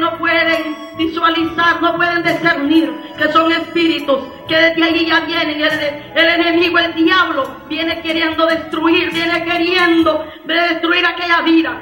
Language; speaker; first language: Spanish; native; Spanish